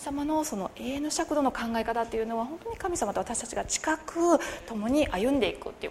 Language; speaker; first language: Japanese; native; Japanese